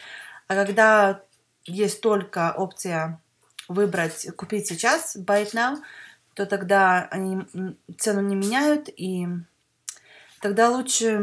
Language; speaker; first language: Russian; early bilingual, heritage; Russian